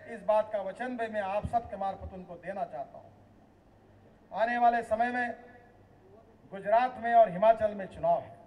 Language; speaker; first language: Hindi; non-native, local second language; Marathi